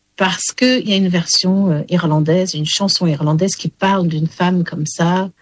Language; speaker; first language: French; early bilingual, heritage; English